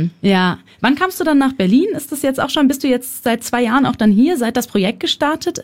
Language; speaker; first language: German; native; German